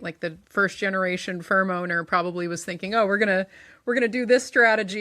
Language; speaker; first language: English; native; English